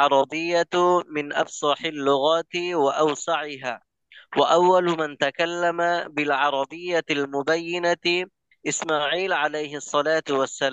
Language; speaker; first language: Arabic; non-native, learner; Bangla